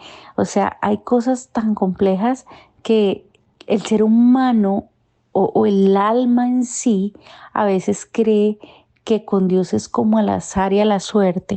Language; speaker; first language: Spanish; native; Spanish